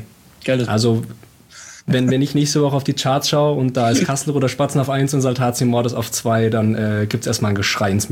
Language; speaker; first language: German; native; German